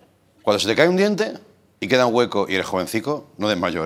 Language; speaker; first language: Spanish; non-native, local second language; Catalan